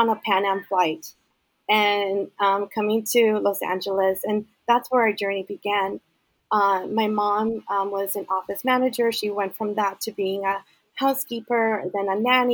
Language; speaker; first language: English; early bilingual, other home language; Spanish